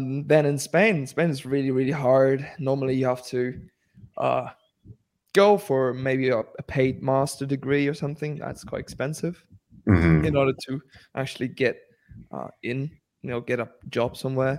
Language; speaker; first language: English; non-native, fluent; Spanish